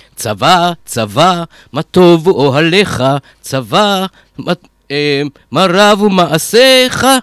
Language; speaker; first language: Hebrew; native; Hebrew